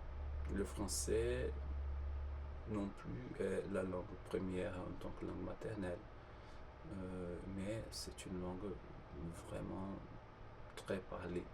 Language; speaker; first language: French; non-native, fluent; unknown